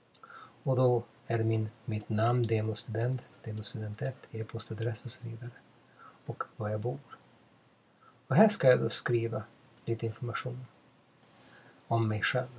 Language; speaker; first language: Swedish; non-native, fluent; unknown